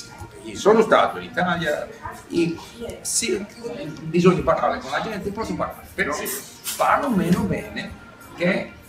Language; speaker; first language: Italian; non-native, learner; English